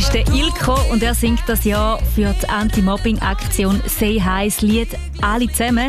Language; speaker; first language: German; native; German